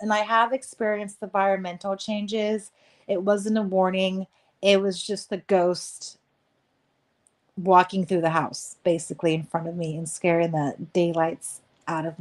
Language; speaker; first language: English; native; English